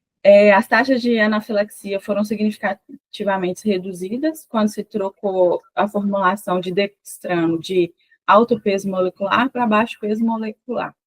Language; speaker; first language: Portuguese; native; Portuguese